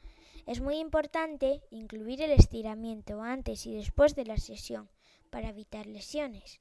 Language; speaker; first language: Spanish; native; Spanish